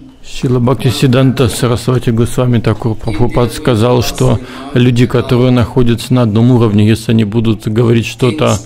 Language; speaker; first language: Russian; native; Russian